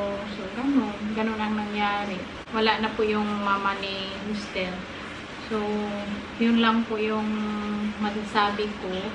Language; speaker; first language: Filipino; non-native, local second language; Cebuano